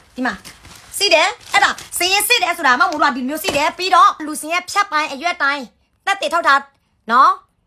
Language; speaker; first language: Burmese; native; Burmese